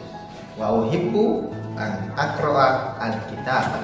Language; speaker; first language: Arabic; non-native, learner; Indonesian